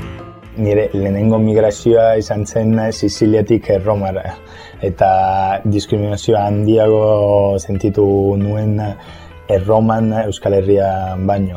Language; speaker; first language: Basque; non-native, fluent; Italian